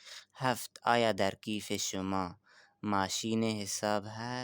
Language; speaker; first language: Persian; non-native, fluent; Urdu